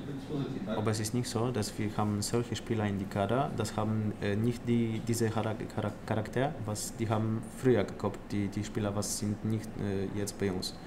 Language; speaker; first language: German; non-native, learner; Polish